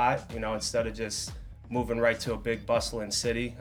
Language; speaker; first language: English; native; English